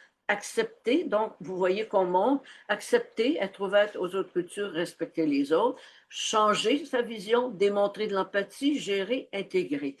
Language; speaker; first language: French; native; French